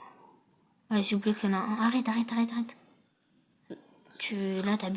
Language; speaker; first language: French; native; French